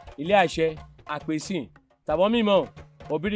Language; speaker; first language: Portuguese; non-native, learner; Yoruba